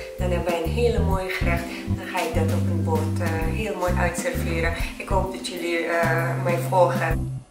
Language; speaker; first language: Dutch; non-native, learner; Persian